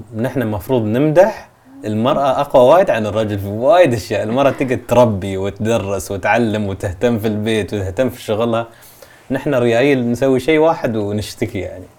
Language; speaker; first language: Arabic; native; Arabic